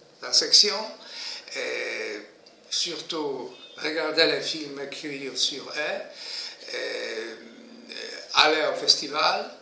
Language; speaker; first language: French; non-native, fluent; Polish